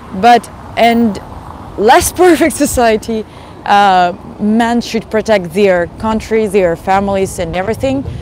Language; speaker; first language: English; non-native, fluent; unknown